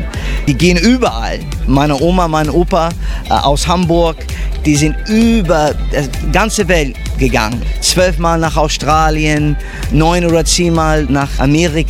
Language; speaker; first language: German; non-native, fluent; English